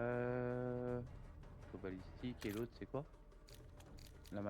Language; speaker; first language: French; native; French